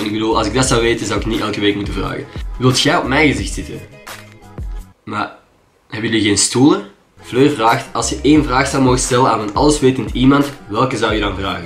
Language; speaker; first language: Dutch; native; Dutch